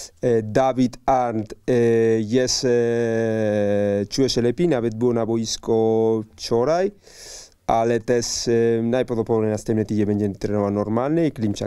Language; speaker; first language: Polish; non-native, learner; Spanish